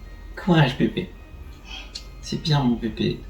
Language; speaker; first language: French; native; French